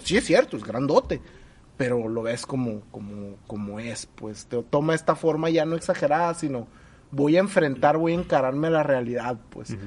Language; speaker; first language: Spanish; native; Spanish